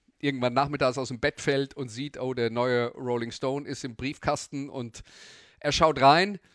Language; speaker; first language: German; native; German